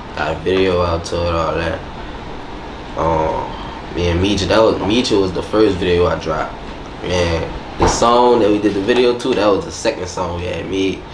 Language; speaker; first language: English; native; English